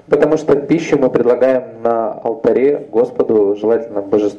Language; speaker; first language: Russian; native; Russian